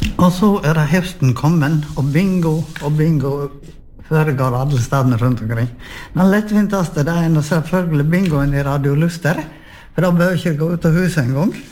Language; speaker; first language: Norwegian; native; Norwegian